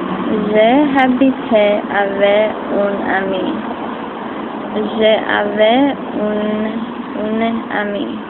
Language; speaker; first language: French; non-native, learner; English